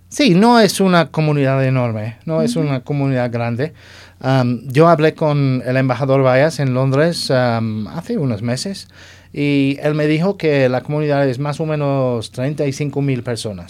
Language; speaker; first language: Spanish; non-native, fluent; English